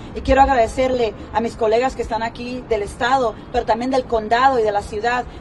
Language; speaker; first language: Spanish; early bilingual, heritage; Spanish